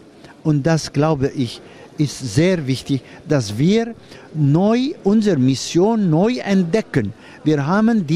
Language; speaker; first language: German; non-native, fluent; Arabic